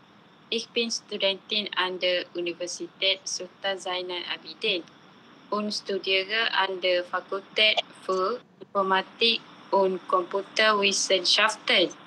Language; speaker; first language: German; non-native, learner; Malay